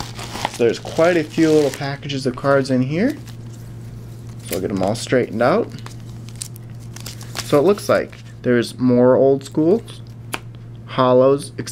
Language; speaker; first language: English; native; English